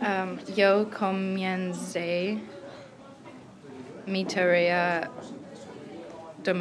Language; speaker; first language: Spanish; non-native, learner; English